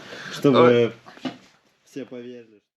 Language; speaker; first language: Russian; non-native, local second language; Georgian